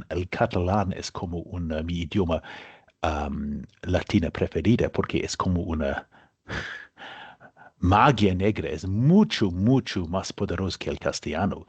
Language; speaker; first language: Spanish; non-native, learner; English